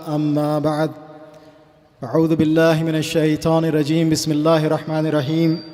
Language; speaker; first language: Urdu; early bilingual, heritage; Urdu